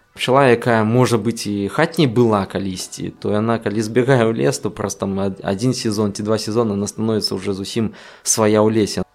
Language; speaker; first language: Belarusian; non-native, local second language; Russian